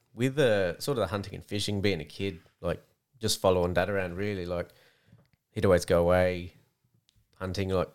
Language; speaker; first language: English; native; English